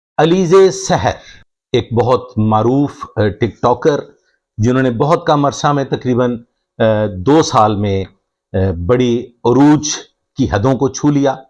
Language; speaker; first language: Urdu; non-native, local second language; Punjabi